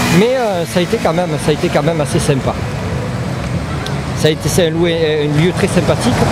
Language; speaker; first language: French; native; French